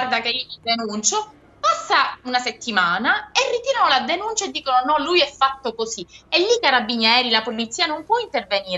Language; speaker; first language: Italian; native; Italian